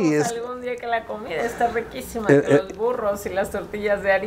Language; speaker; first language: Spanish; native; Spanish